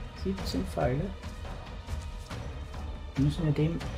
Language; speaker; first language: German; native; German